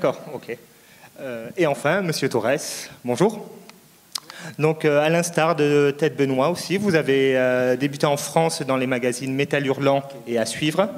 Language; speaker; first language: French; native; French